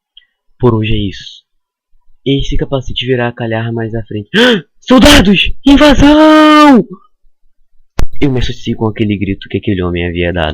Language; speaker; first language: Portuguese; native; Portuguese